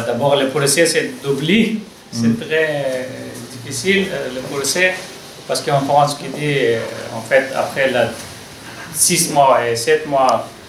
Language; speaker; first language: French; non-native, learner; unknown